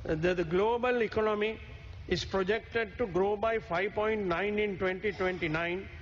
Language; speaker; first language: English; non-native, local second language; Sinhala